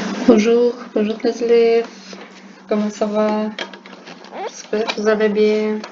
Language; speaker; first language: French; non-native, learner; Portuguese